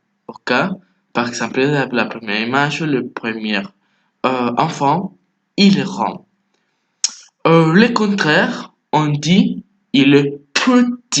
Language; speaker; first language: French; non-native, fluent; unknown